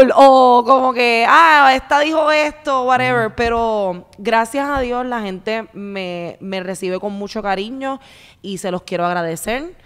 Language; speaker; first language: Spanish; native; Spanish